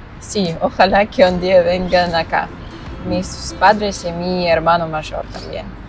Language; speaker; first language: Spanish; non-native, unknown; Russian